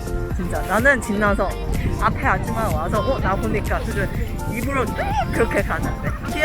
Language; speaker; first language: Korean; non-native, learner; Cantonese